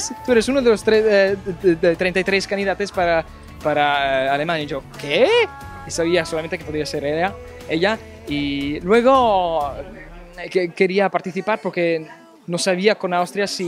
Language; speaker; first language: Spanish; non-native, fluent; German